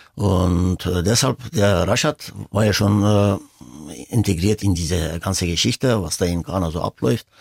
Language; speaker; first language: German; early bilingual, other home language; Turkish